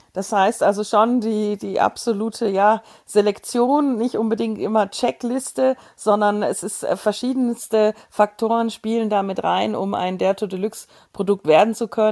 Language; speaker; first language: German; native; German